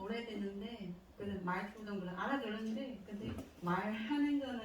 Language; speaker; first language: Korean; non-native, learner; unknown